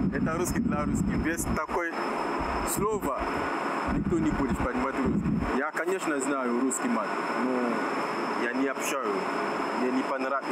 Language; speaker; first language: Russian; non-native, learner; French